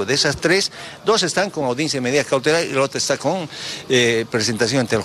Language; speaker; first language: Spanish; native; Spanish